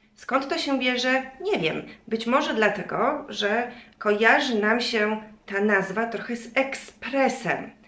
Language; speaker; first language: Polish; native; Polish